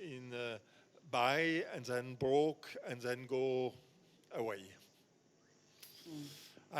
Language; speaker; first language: English; non-native, fluent; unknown